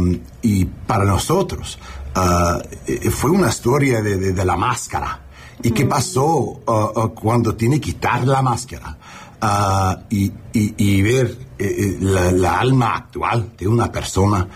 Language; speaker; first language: Spanish; early bilingual, heritage; English